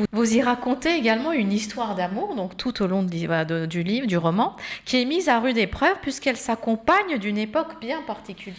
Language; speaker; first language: French; native; French